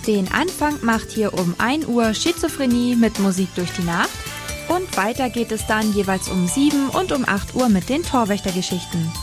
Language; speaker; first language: German; native; German